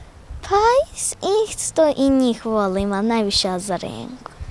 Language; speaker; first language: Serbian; early bilingual, heritage; Serbian